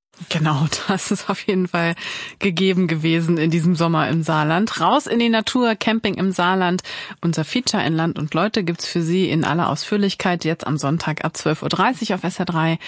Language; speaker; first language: German; native; German